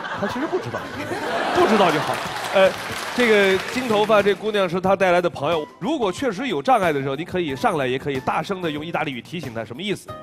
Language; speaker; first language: Chinese; native; Chinese